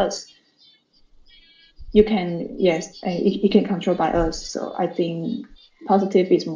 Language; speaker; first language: English; non-native, learner; Chinese